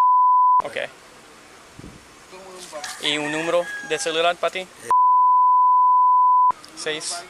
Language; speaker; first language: Spanish; early bilingual, heritage; Spanish